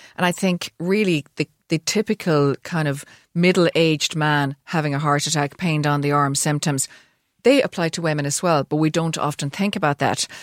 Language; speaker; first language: English; native; English